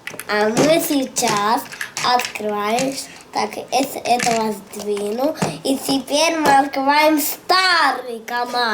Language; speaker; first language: Russian; early bilingual, heritage; Russian